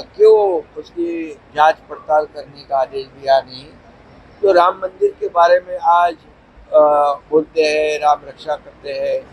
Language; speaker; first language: Hindi; non-native, local second language; Marathi